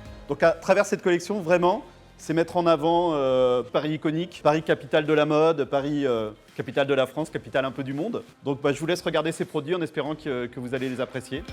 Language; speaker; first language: French; native; French